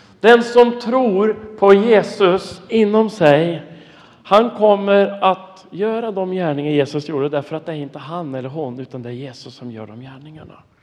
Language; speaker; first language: Swedish; non-native, fluent; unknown